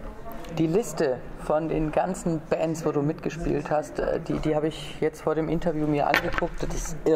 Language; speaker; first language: German; native; German